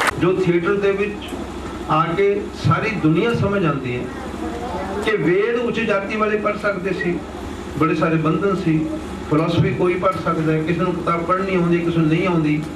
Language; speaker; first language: Punjabi; native; Punjabi